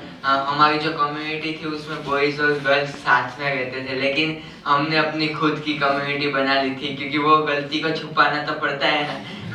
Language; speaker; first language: Hindi; native; Hindi